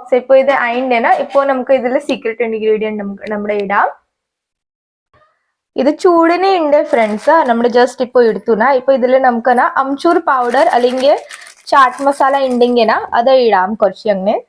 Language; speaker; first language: Malayalam; non-native, learner; Hindi